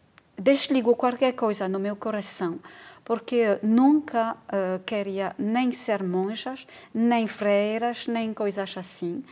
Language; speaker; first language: Portuguese; non-native, fluent; French